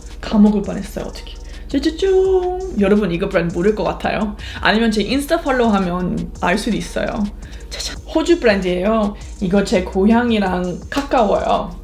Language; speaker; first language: Korean; non-native, fluent; English